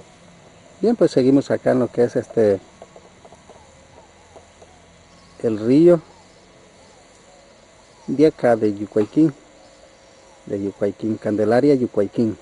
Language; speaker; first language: Spanish; native; Spanish